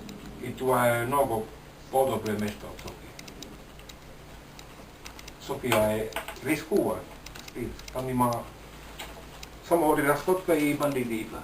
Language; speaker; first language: Bulgarian; non-native, learner; Finnish